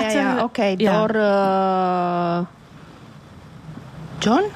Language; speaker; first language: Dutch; non-native, learner; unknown